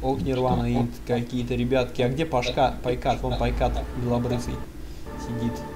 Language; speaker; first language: Russian; native; Russian